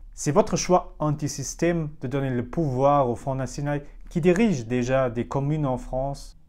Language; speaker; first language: French; non-native, fluent; German